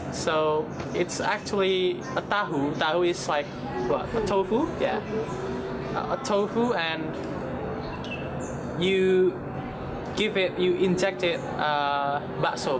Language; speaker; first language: English; non-native, learner; Indonesian